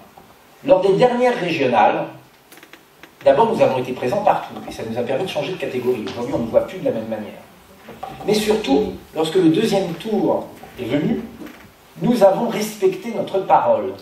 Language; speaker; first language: French; native; French